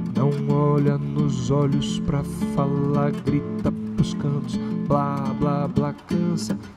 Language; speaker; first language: Portuguese; native; Portuguese